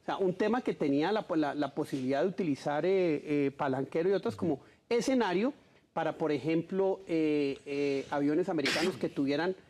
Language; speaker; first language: Spanish; native; Spanish